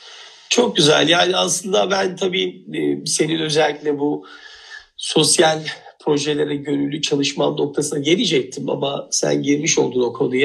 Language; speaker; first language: Turkish; native; Turkish